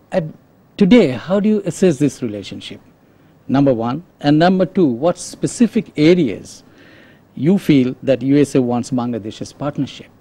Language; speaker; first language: English; non-native, local second language; Bangla